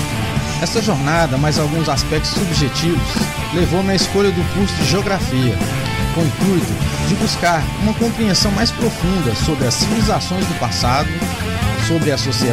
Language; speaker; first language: Portuguese; native; Portuguese